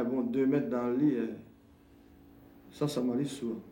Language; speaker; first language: French; native; French